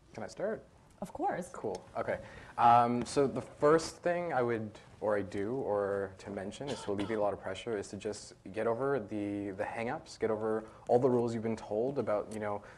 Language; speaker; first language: English; native; English